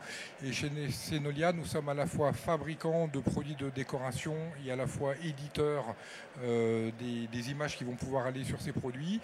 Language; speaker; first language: French; native; French